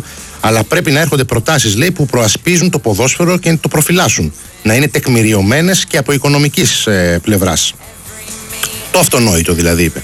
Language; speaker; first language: Greek; native; Greek